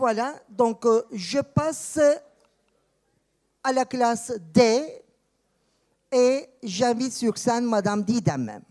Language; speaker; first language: French; non-native, fluent; Turkish